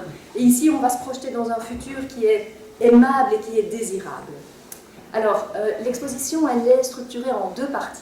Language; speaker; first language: French; native; French